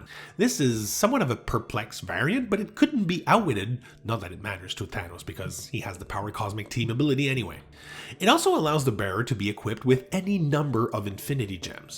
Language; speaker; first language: English; native; English